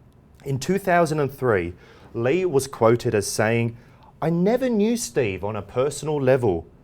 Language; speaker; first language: English; native; English